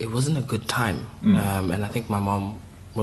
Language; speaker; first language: English; non-native, local second language; Southern Sotho